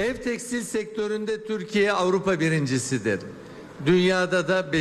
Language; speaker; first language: Turkish; native; Turkish